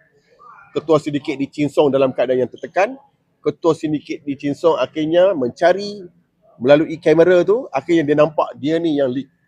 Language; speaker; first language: Malay; native; Malay